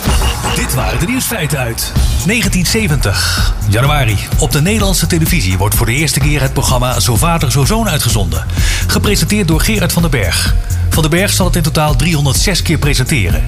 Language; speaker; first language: Dutch; native; Dutch